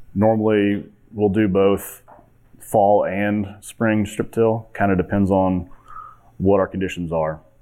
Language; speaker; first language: English; native; English